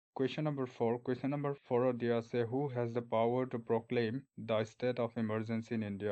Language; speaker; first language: English; non-native, local second language; Assamese